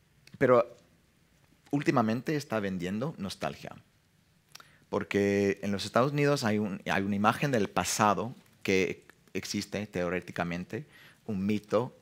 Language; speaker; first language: Spanish; non-native, fluent; English